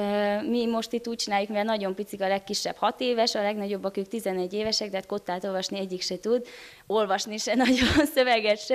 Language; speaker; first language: Hungarian; native; Hungarian